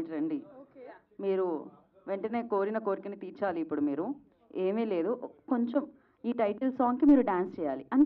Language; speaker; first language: Telugu; native; Telugu